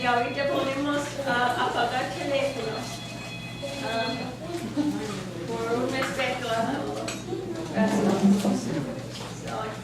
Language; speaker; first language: Spanish; non-native, learner; English